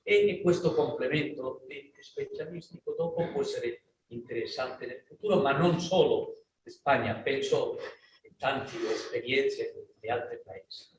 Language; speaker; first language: Italian; non-native, learner; Spanish